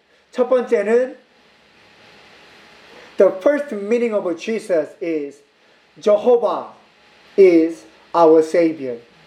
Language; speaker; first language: English; non-native, learner; Korean